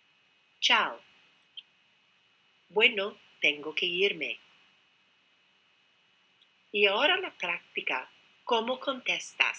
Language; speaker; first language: Spanish; non-native, fluent; English